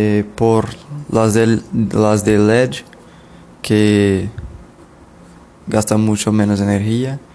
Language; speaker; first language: Spanish; non-native, learner; Portuguese